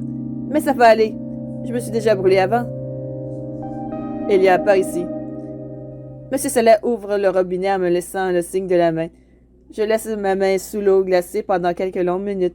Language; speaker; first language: French; native; French